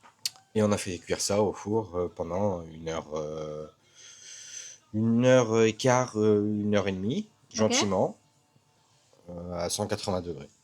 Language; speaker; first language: French; native; French